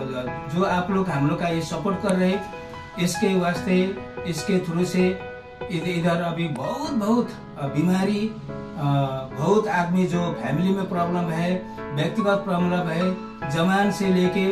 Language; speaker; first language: Hindi; non-native, local second language; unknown